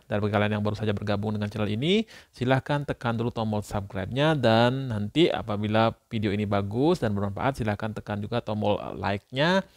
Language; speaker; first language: Indonesian; native; Indonesian